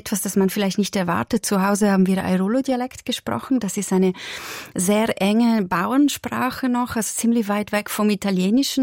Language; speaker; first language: German; non-native, local second language; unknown